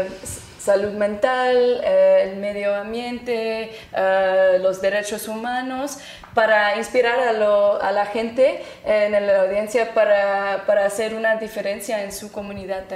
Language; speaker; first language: Spanish; non-native, fluent; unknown